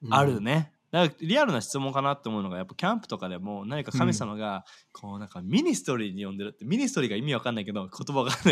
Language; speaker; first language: Japanese; native; Japanese